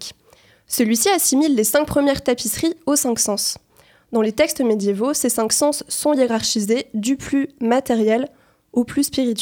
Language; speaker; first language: French; native; French